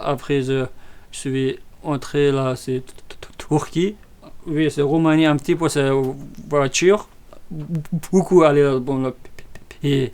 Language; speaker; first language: French; non-native, learner; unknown